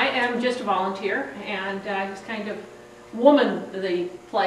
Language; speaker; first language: English; native; English